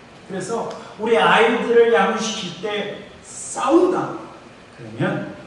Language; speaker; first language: Korean; native; Korean